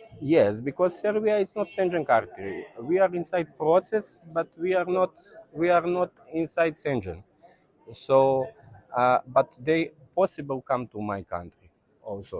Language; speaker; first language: English; non-native, learner; Serbian